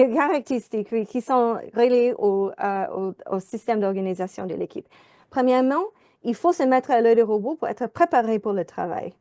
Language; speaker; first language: French; non-native, fluent; English